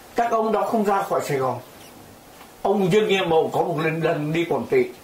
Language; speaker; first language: Vietnamese; native; Vietnamese